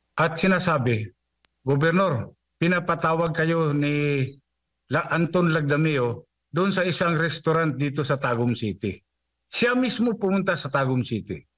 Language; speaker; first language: Filipino; non-native, local second language; Cebuano